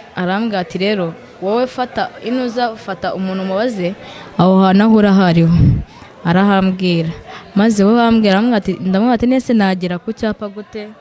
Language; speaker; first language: Kinyarwanda; native; Kinyarwanda